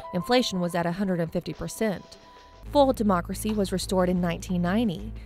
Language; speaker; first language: English; native; English